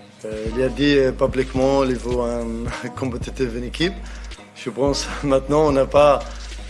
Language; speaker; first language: French; non-native, learner; Arabic